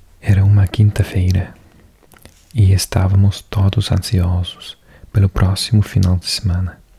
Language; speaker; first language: Portuguese; non-native, learner; English